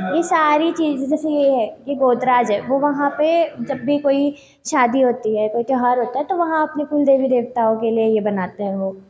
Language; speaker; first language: Hindi; native; Hindi